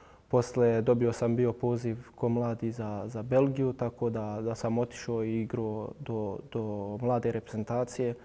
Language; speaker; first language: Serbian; early bilingual, heritage; Bosnian